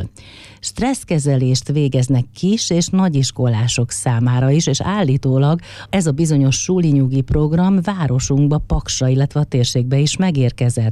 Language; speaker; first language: Hungarian; native; Hungarian